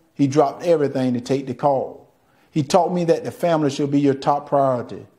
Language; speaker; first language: English; native; English